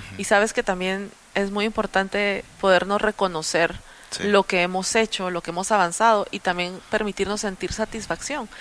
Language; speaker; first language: Spanish; native; Spanish